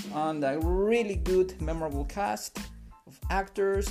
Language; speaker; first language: English; non-native, fluent; Spanish